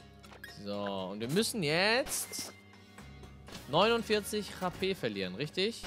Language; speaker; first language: German; native; German